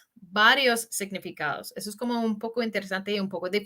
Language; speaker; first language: Spanish; non-native, fluent; English